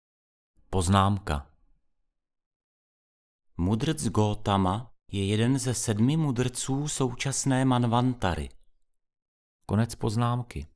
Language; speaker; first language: Czech; native; Czech